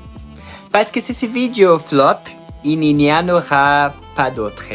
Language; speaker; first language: French; non-native, learner; Portuguese